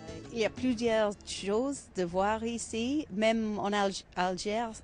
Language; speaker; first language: French; non-native, fluent; English